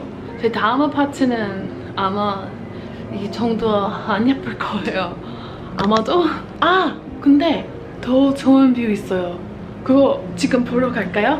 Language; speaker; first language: Korean; non-native, fluent; English